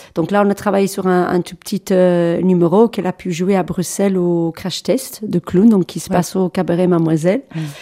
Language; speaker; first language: French; non-native, fluent; English